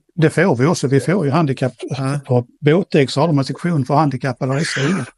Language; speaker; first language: Swedish; native; Swedish